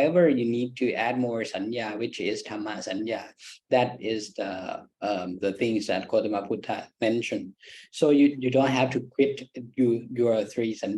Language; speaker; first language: English; non-native, fluent; Thai